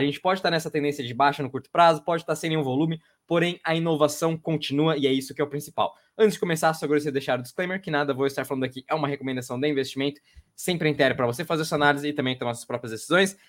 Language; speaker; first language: Portuguese; native; Portuguese